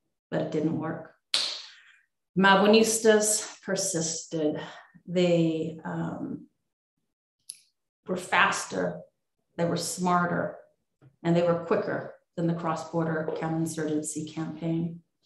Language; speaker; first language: English; native; English